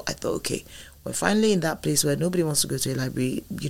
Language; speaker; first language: English; non-native, local second language; Yoruba